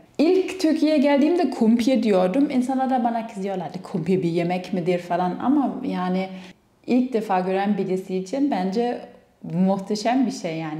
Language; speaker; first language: Turkish; non-native, fluent; German